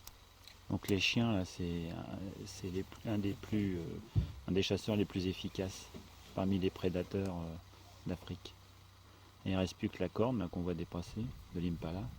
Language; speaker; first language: French; native; French